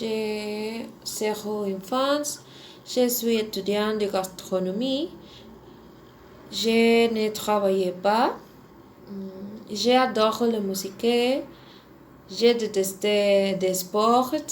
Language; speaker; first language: French; non-native, learner; Spanish